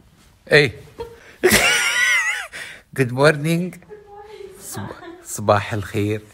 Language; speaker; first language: Arabic; native; Arabic